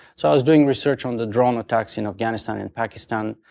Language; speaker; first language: English; non-native, fluent; Bulgarian